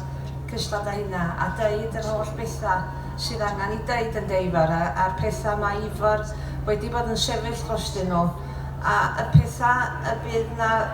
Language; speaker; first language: Welsh; native; Welsh